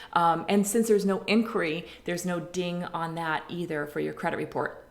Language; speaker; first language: English; native; English